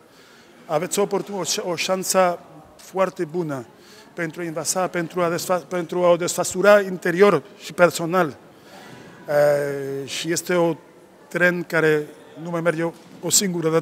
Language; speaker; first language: Romanian; non-native, learner; Spanish